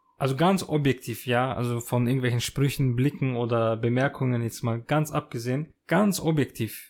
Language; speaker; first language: German; early bilingual, other home language; Turkish